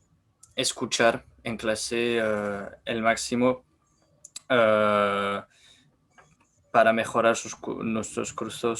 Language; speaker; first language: Spanish; non-native, learner; French